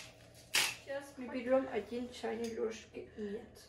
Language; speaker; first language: Russian; early bilingual, heritage; Russian